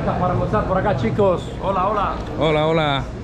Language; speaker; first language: Spanish; non-native, learner; Korean